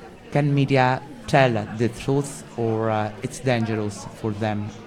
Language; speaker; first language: English; non-native, fluent; Italian